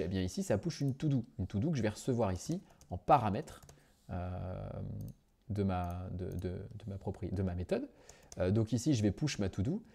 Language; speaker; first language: French; native; French